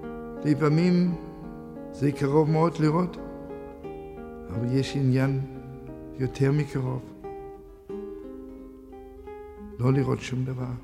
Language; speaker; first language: Hebrew; non-native, fluent; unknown